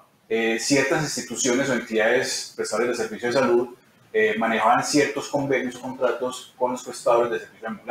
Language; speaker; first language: Spanish; native; Spanish